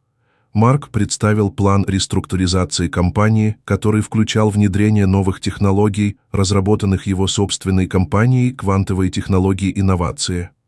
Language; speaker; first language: Russian; native; Russian